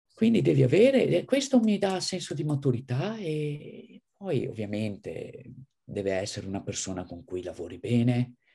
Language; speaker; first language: Italian; native; Italian